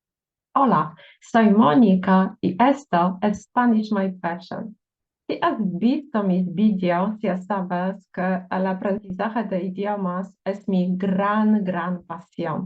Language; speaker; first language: Spanish; non-native, fluent; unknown